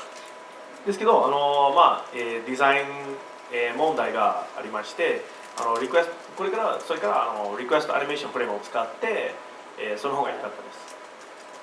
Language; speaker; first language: Japanese; non-native, learner; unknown